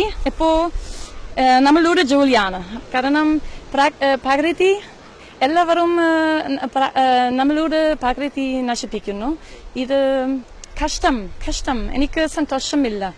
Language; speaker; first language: Malayalam; non-native, learner; German